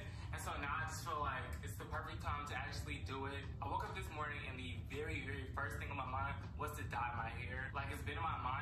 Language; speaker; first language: English; native; English